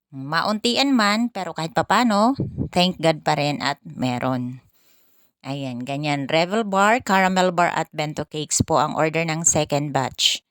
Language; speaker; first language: Filipino; native; Filipino